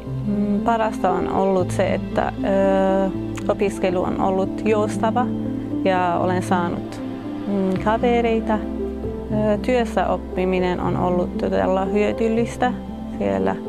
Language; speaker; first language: Finnish; non-native, learner; Persian